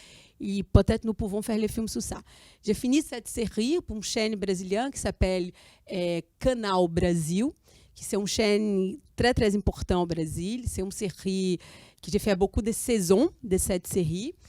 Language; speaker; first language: French; non-native, fluent; Portuguese